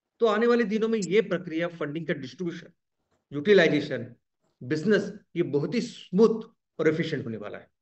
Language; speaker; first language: Hindi; non-native, local second language; Marathi